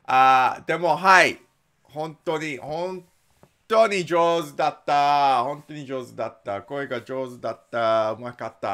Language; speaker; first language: Japanese; non-native, learner; English